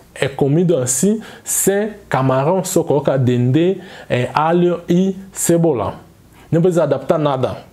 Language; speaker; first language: Portuguese; non-native, fluent; Swahili